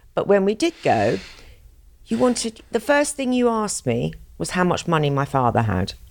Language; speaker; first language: English; native; English